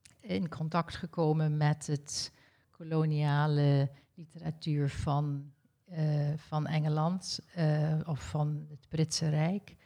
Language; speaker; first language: Dutch; early bilingual, heritage; Dutch